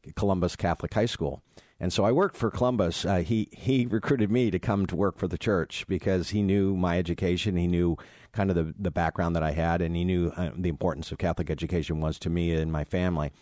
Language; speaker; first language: English; native; English